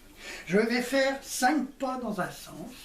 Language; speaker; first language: French; native; French